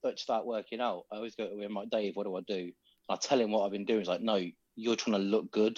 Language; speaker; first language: English; native; English